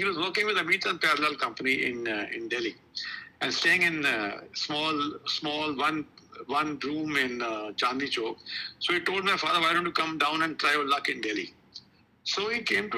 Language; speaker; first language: English; non-native, local second language; Kashmiri